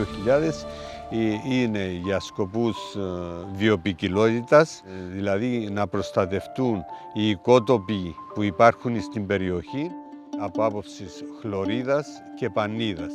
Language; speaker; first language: Greek; native; Greek